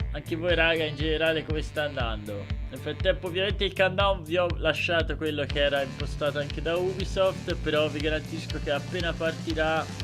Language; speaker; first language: Italian; native; Italian